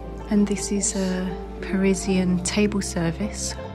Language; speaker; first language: English; native; English